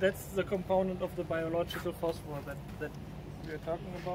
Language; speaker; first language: English; non-native, fluent; German